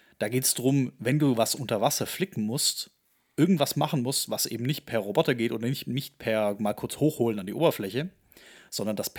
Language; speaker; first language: German; native; German